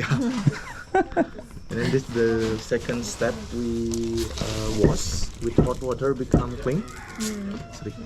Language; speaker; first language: English; non-native, local second language; Indonesian